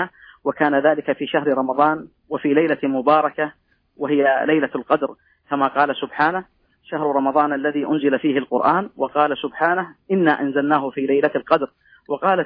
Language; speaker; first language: Arabic; native; Arabic